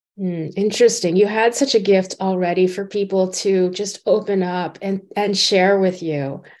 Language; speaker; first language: English; native; English